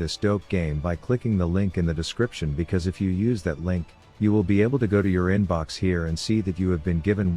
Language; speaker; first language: English; native; English